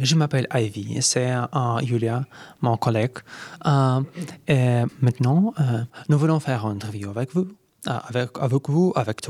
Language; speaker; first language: French; non-native, learner; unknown